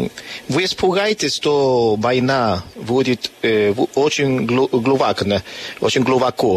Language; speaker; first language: Russian; non-native, learner; Spanish